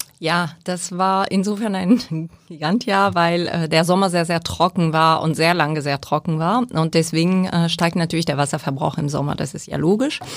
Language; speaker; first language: German; non-native, fluent; French